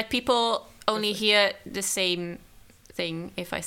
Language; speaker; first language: English; non-native, fluent; Dutch